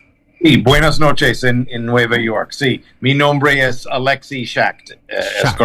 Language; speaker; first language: Spanish; non-native, learner; English